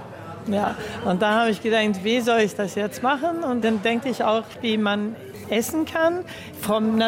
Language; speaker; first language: German; early bilingual, heritage; Swedish